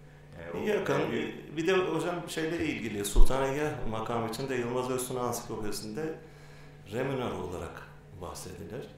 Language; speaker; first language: Turkish; native; Turkish